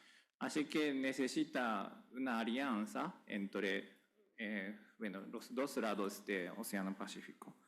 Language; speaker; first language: Spanish; non-native, fluent; Japanese